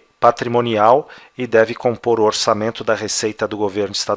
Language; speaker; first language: Portuguese; native; Portuguese